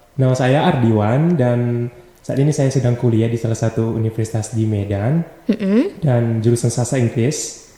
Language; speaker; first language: Indonesian; non-native, local second language; Nias